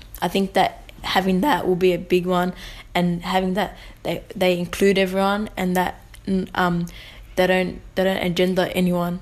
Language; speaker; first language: English; native; English